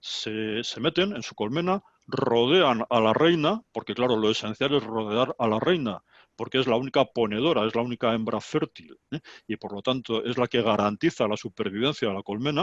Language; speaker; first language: Spanish; native; Spanish